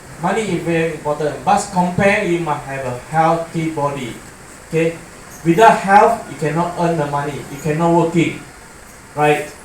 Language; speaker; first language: English; non-native, learner; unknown